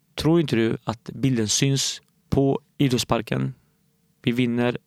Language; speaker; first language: Swedish; early bilingual, other home language; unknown